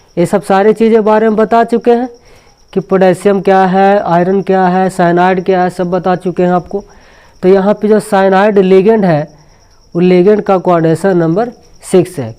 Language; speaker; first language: Hindi; native; Hindi